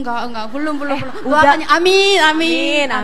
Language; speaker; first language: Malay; non-native, fluent; Korean